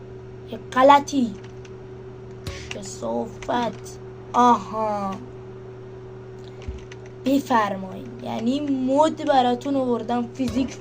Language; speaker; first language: Persian; native; Persian